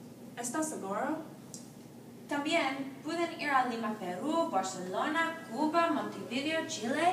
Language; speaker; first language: Spanish; non-native, learner; English